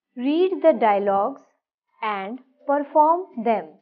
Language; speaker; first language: English; non-native, local second language; Gujarati